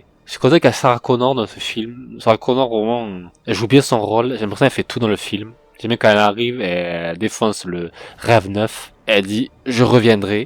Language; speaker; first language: French; native; French